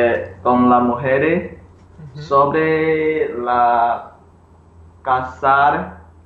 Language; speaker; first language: Spanish; non-native, learner; English